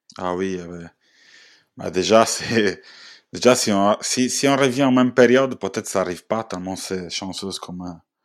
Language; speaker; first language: French; non-native, fluent; Italian